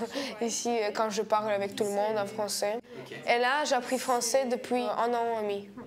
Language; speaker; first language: French; non-native, learner; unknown